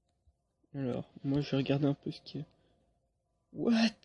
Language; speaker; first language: French; native; French